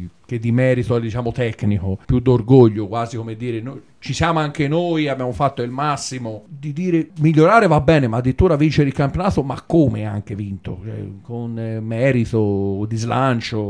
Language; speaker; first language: Italian; native; Italian